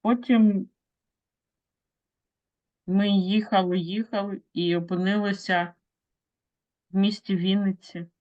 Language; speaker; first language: Ukrainian; non-native, local second language; Russian